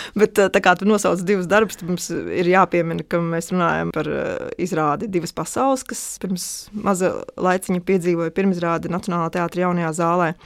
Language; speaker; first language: Latvian; native; Latvian